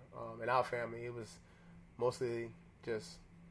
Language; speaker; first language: English; native; English